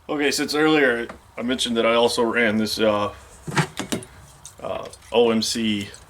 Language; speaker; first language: English; native; English